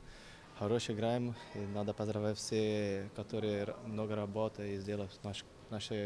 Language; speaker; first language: Russian; non-native, learner; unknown